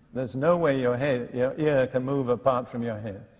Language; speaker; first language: English; native; English